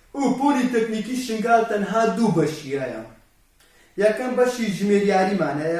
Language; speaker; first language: Central Kurdish; non-native, local second language; Kurdish